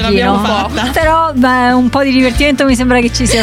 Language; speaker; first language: Italian; native; Italian